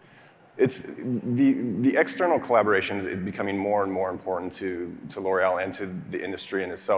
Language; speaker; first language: English; native; English